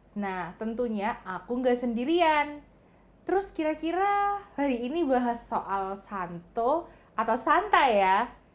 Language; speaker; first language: Indonesian; native; Indonesian